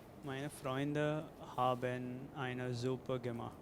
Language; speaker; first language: German; non-native, learner; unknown